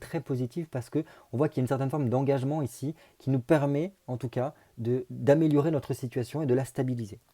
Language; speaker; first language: French; native; French